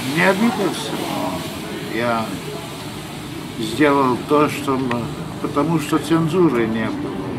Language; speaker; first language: Russian; non-native, local second language; Lithuanian